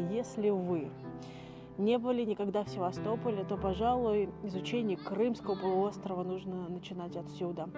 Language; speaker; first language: Russian; native; Russian